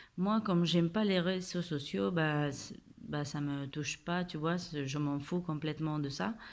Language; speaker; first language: French; non-native, fluent; Spanish